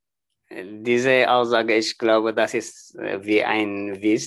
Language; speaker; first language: German; non-native, learner; Tigrinya